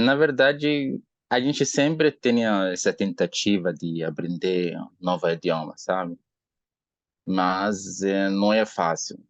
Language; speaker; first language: Portuguese; non-native, learner; Arabic